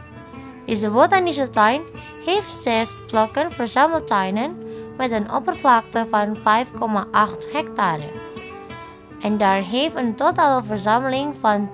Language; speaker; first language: Dutch; non-native, fluent; Indonesian